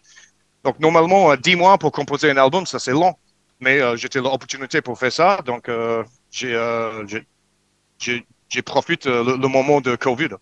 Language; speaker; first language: French; non-native, learner; English